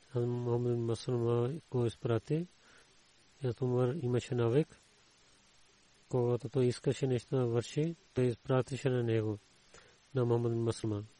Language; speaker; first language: Bulgarian; non-native, learner; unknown